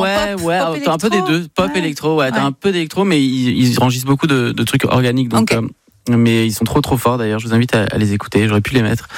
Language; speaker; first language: French; native; French